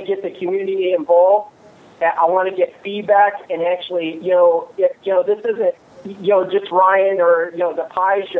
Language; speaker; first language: English; native; English